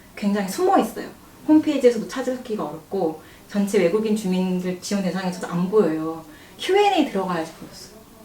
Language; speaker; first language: Korean; native; Korean